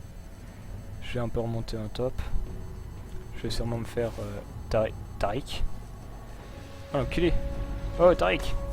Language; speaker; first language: French; native; French